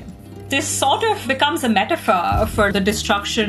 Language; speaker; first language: English; non-native, local second language; Hindi